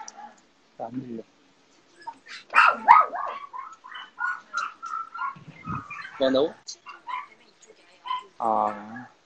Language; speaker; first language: Japanese; non-native, fluent; Korean